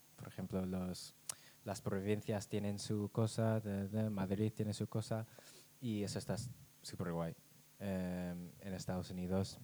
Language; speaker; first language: Spanish; non-native, fluent; English